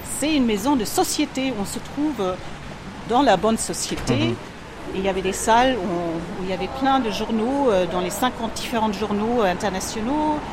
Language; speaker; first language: French; non-native, fluent; German